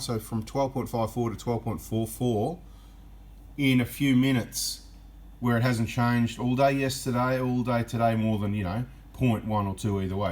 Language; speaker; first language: English; native; English